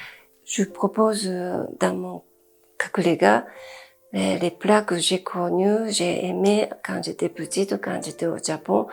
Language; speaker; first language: French; non-native, fluent; Japanese